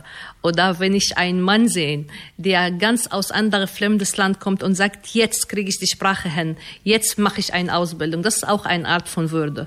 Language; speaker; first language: German; non-native, fluent; Arabic